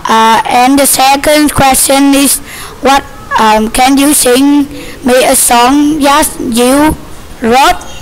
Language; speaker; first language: English; non-native, learner; Vietnamese